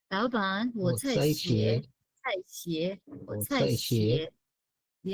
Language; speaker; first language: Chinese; non-native, fluent; Sinhala